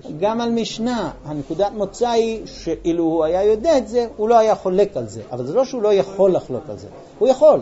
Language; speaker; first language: Hebrew; non-native, fluent; English